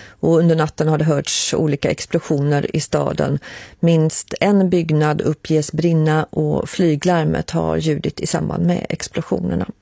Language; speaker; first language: Swedish; native; Swedish